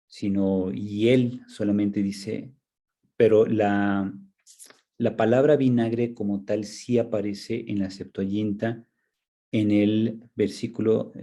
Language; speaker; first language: Spanish; native; Spanish